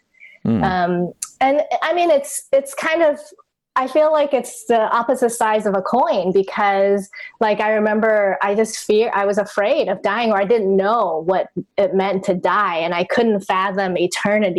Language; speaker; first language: English; non-native, fluent; Chinese